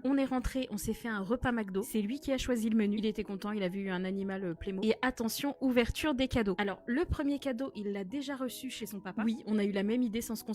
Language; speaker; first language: French; native; French